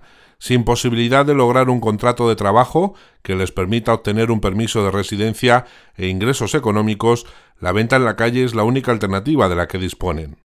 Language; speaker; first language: Spanish; native; Spanish